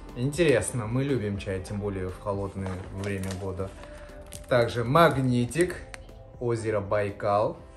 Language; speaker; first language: Russian; native; Russian